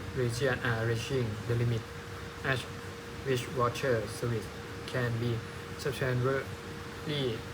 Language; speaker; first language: English; non-native, learner; Thai